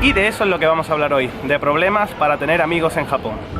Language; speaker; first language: Spanish; native; Spanish